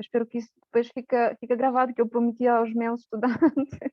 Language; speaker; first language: Portuguese; non-native, fluent; Romanian